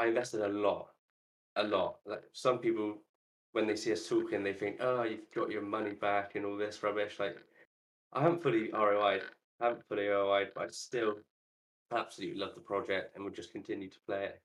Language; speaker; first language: English; native; English